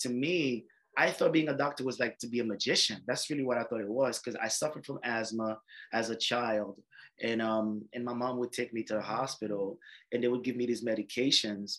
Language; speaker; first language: English; non-native, fluent; French